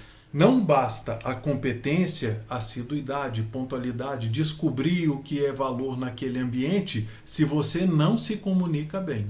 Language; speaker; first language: Portuguese; native; Portuguese